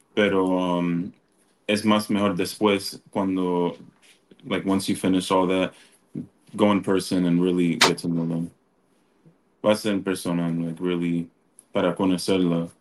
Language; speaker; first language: Spanish; early bilingual, other home language; English